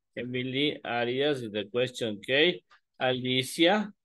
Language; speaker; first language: English; non-native, learner; Spanish